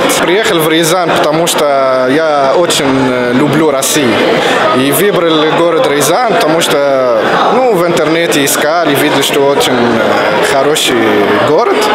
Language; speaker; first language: Russian; non-native, fluent; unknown